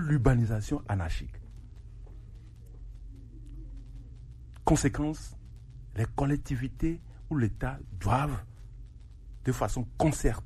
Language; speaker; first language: French; non-native, local second language; Ewe